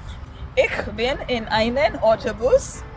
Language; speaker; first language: German; non-native, learner; English